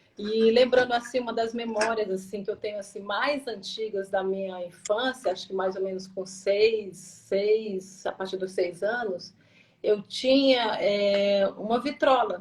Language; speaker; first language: Portuguese; native; Portuguese